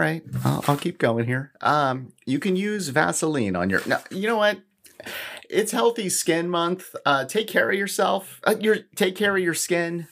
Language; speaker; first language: English; native; English